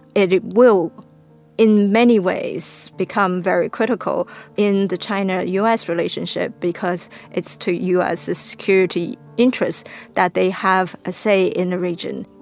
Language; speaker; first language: English; non-native, fluent; Chinese